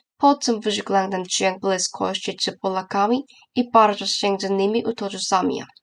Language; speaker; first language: Polish; non-native, learner; Korean